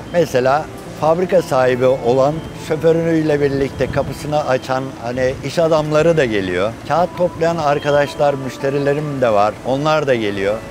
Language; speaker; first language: Turkish; native; Turkish